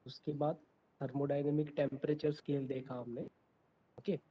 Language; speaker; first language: Hindi; non-native, local second language; Gujarati